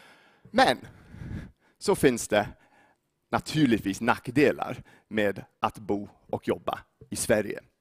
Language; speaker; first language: Swedish; non-native, fluent; English